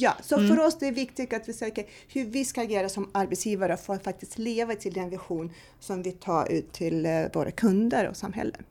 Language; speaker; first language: Swedish; non-native, fluent; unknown